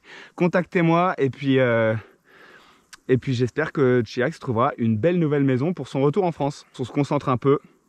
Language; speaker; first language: French; native; French